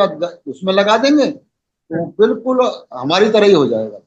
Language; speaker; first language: Hindi; native; Hindi